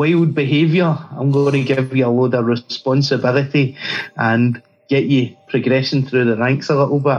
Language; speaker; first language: English; native; English